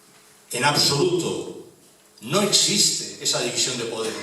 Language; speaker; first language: Spanish; native; Spanish